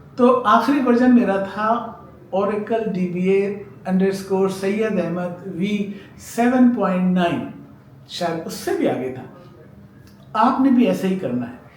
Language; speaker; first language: Urdu; native; Urdu